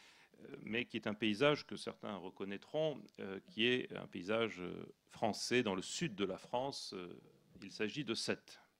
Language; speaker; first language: French; native; French